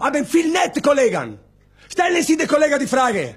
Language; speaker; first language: German; non-native, learner; Italian